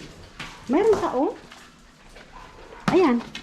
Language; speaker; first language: Filipino; non-native, local second language; Cebuano